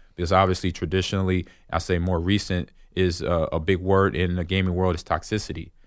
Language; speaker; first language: English; native; English